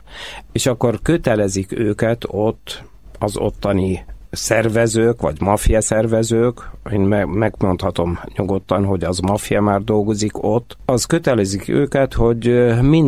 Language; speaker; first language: Hungarian; non-native, fluent; Arabic